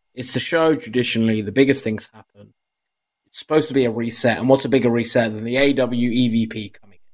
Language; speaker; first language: English; native; English